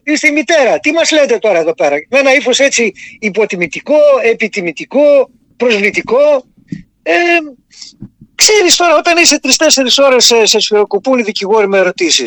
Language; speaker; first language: Greek; native; Greek